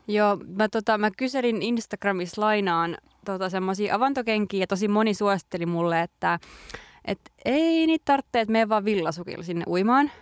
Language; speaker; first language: Finnish; native; Finnish